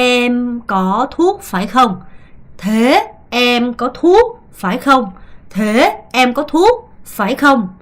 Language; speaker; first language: Vietnamese; non-native, fluent; Korean